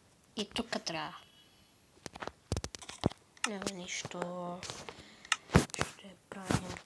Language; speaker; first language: Bulgarian; non-native, local second language; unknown